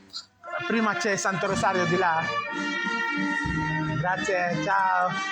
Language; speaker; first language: Italian; non-native, learner; Filipino